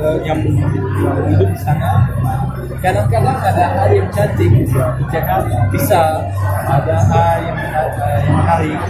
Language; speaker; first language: Indonesian; non-native, fluent; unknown